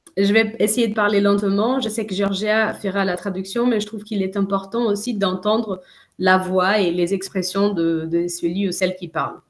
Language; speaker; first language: French; non-native, fluent; Portuguese